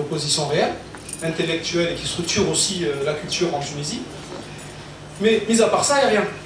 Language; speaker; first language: French; early bilingual, other home language; Arabic